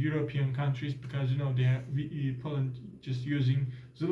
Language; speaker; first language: English; non-native, learner; Turkish